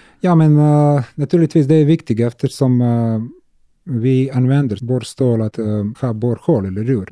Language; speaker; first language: Swedish; non-native, learner; Serbian